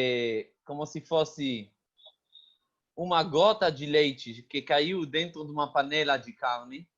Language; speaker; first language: Portuguese; non-native, fluent; Hebrew